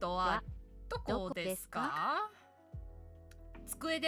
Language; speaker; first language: Japanese; non-native, learner; English